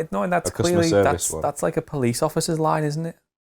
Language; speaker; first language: English; native; English